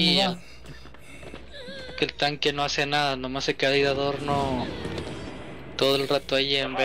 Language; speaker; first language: Spanish; native; Spanish